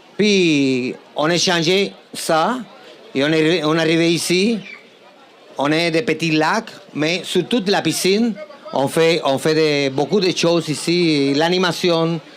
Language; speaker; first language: French; non-native, fluent; Spanish